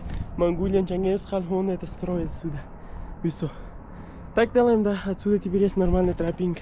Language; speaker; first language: Russian; non-native, learner; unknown